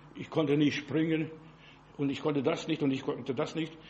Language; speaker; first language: German; non-native, fluent; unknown